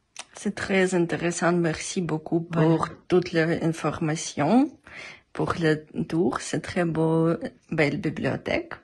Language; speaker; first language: French; non-native, learner; Ukrainian